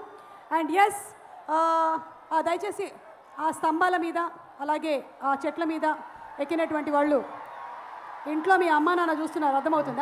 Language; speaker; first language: Telugu; native; Telugu